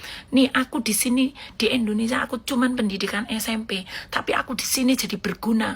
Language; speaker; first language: Indonesian; native; Indonesian